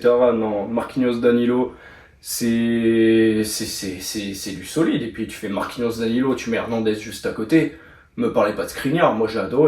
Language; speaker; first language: French; native; French